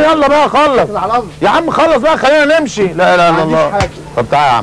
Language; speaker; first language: Arabic; native; Arabic